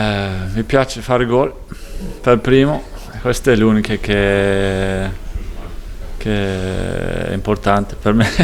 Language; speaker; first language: Italian; non-native, fluent; Danish